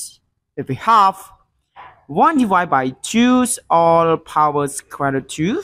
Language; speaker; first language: English; non-native, learner; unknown